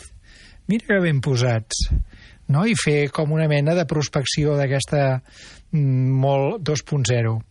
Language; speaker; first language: Catalan; native; Catalan